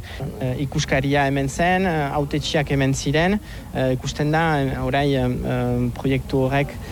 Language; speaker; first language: Basque; native; Basque